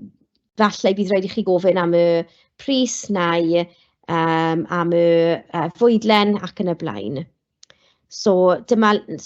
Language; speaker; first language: Welsh; non-native, local second language; English